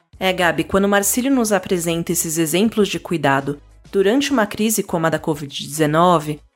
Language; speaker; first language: Portuguese; native; Portuguese